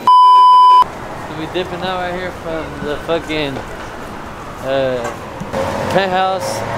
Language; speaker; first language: English; early bilingual, other home language; Spanish